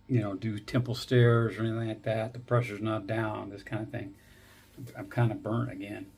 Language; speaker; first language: English; native; English